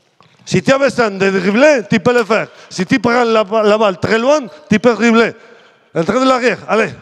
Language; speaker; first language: French; non-native, fluent; Spanish